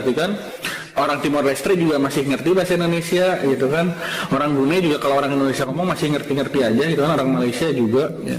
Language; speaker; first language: Indonesian; native; Indonesian